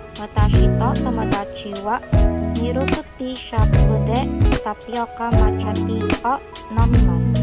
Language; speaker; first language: Japanese; non-native, learner; Filipino